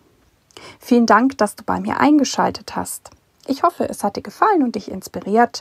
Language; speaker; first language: German; native; German